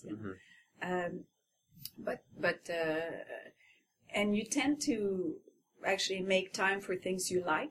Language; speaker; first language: English; non-native, fluent; French